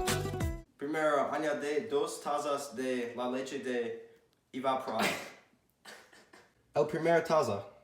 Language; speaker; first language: Spanish; non-native, learner; English